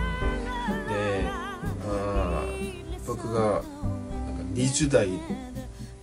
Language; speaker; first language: Japanese; non-native, learner; Korean